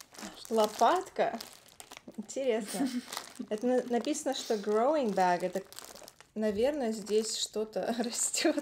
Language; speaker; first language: Russian; native; Russian